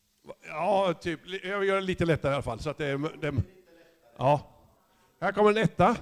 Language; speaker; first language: Swedish; native; Swedish